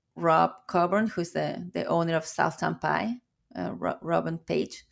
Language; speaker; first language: English; non-native, fluent; Spanish